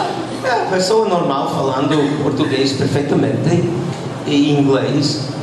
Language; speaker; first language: Portuguese; non-native, fluent; English